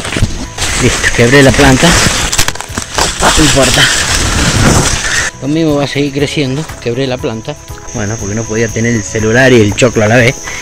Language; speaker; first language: Spanish; native; Spanish